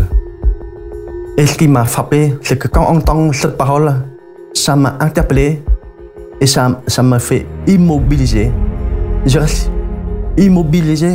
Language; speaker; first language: French; non-native, fluent; Khmer